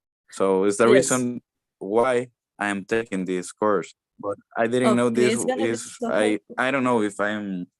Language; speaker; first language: English; non-native, learner; Spanish